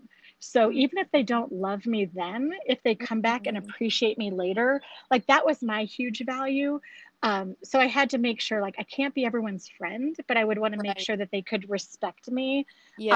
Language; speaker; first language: English; native; English